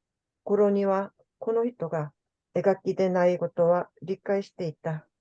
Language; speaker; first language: Japanese; non-native, learner; Korean